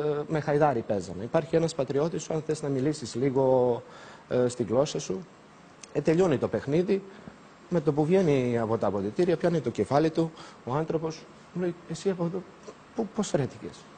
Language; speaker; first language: Greek; non-native, fluent; Serbian